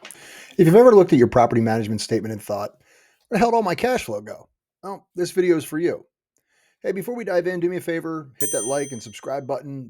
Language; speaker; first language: English; native; English